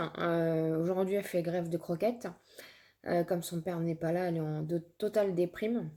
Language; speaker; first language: French; native; French